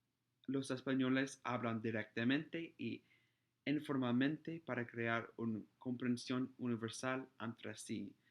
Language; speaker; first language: Spanish; non-native, fluent; English